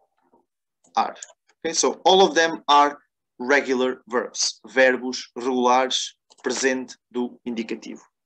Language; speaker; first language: Portuguese; non-native, fluent; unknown